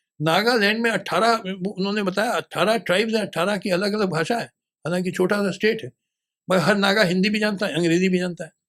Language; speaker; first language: Hindi; native; Hindi